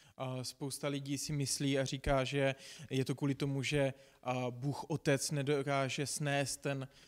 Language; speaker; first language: Czech; non-native, fluent; English